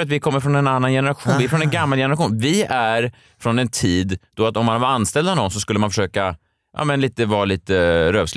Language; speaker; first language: Swedish; native; Swedish